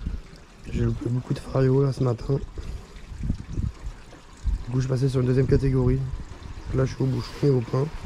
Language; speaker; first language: French; native; French